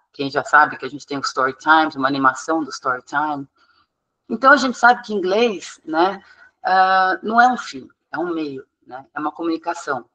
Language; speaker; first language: Portuguese; non-native, fluent; English